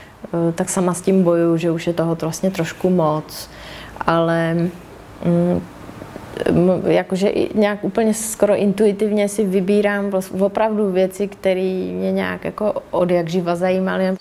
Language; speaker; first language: Czech; native; Czech